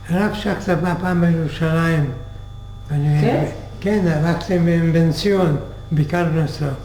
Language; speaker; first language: Hebrew; non-native, fluent; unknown